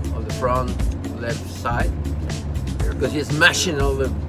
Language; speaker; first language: English; non-native, fluent; Spanish